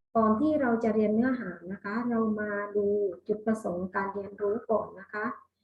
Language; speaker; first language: Thai; native; Thai